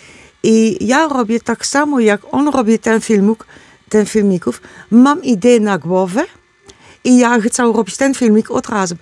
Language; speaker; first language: Polish; non-native, learner; Dutch